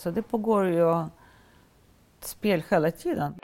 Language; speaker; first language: Swedish; non-native, fluent; Russian